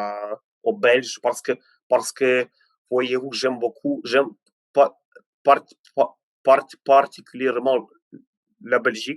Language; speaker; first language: French; non-native, fluent; Ukrainian